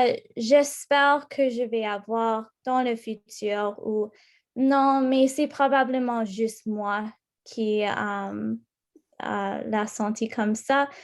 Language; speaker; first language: French; non-native, local second language; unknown